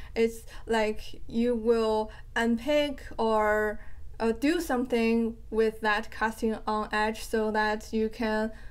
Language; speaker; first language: English; non-native, fluent; Chinese